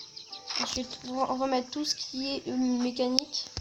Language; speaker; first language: French; native; French